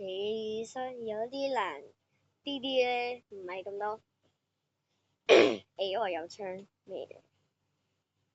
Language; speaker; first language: Chinese; native; Chinese